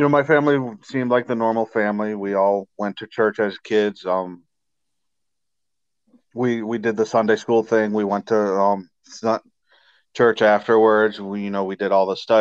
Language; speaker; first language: English; native; English